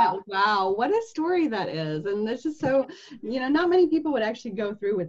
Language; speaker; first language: English; native; English